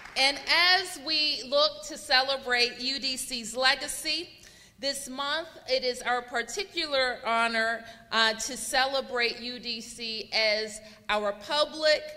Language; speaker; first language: English; native; English